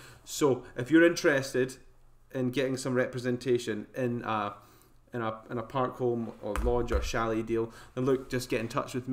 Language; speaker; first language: English; native; English